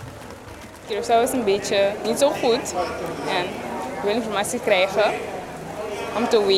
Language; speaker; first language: Dutch; non-native, local second language; Papiamento